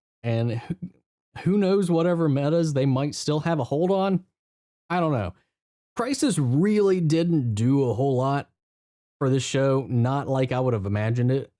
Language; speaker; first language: English; native; English